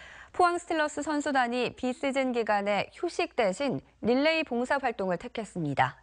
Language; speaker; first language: Korean; native; Korean